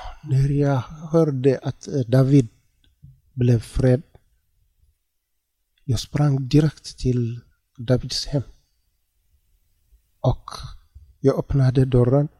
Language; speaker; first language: Swedish; non-native, learner; Tigrinya